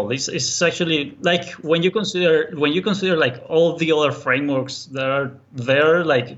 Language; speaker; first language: English; non-native, fluent; Spanish